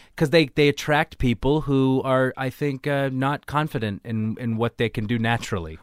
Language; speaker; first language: English; native; English